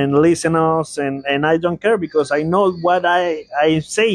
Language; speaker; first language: English; non-native, learner; Spanish